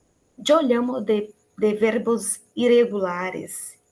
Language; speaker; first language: Spanish; non-native, fluent; Portuguese